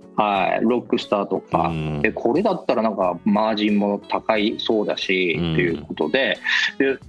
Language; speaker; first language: Japanese; native; Japanese